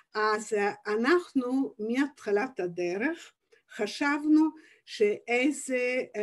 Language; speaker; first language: Hebrew; non-native, fluent; Italian